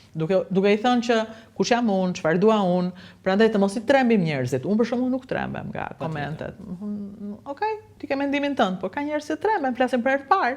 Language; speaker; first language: Albanian; native; Albanian